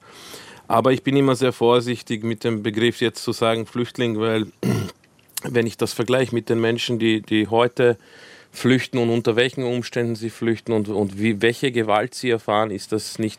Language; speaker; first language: German; early bilingual, other home language; Croatian